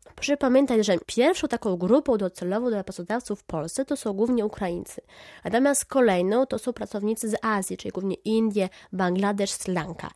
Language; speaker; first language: Polish; native; Polish